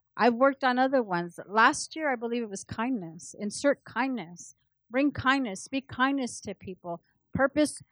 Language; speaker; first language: English; early bilingual, other home language; Spanish